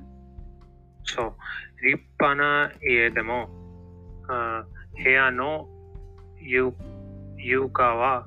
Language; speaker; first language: Japanese; non-native, learner; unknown